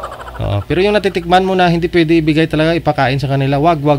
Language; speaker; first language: Filipino; native; Filipino